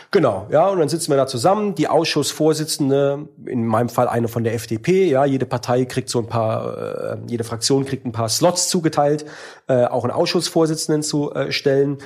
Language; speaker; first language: German; native; German